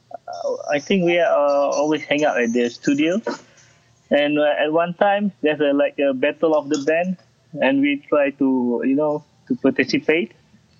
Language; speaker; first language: English; non-native, local second language; Malay